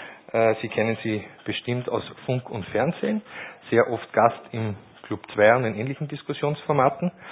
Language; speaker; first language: German; native; German